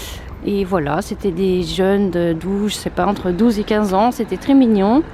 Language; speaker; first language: French; native; French